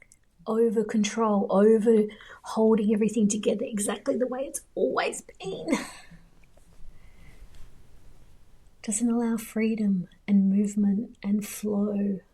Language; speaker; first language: English; native; English